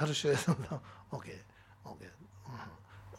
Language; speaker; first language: Russian; non-native, learner; Tibetan